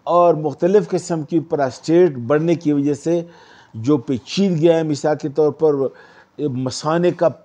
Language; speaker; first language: Urdu; non-native, local second language; Pashto